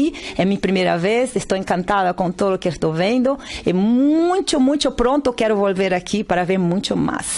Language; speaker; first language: Spanish; non-native, learner; Portuguese